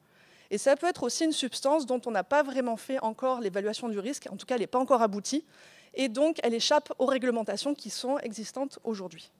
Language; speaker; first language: French; native; French